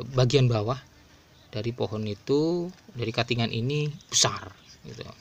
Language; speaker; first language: Indonesian; non-native, local second language; Madurese